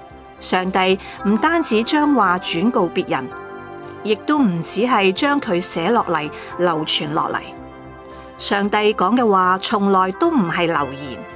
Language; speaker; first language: Chinese; non-native, local second language; Cantonese